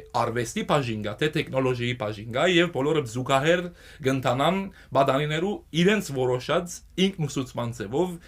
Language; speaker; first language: Armenian; native; Armenian